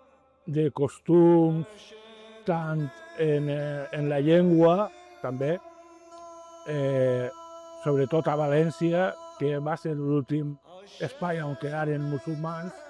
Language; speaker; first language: Catalan; non-native, local second language; Spanish